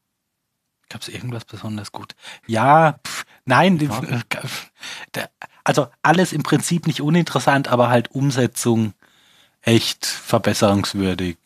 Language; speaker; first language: German; native; German